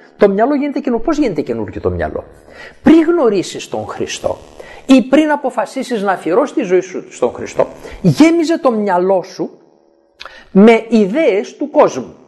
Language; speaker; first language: Greek; native; Greek